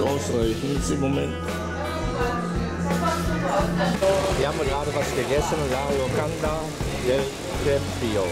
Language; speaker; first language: German; native; German